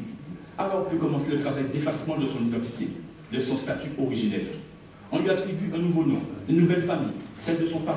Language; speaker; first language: French; native; French